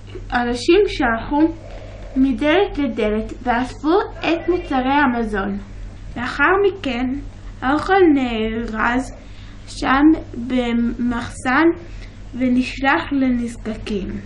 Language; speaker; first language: Hebrew; early bilingual, other home language; English